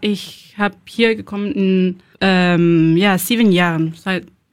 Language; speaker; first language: German; non-native, learner; Spanish